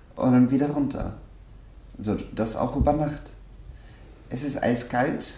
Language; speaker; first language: German; non-native, fluent; Persian